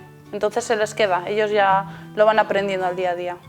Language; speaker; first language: Spanish; native; Spanish